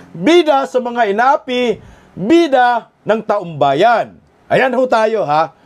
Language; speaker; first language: Filipino; non-native, local second language; Cebuano